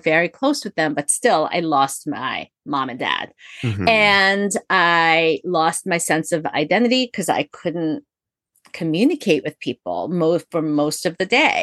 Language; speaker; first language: English; early bilingual, other home language; Korean